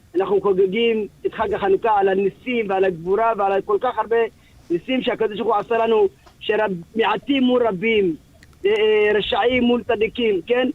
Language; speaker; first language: Hebrew; early bilingual, other home language; Amharic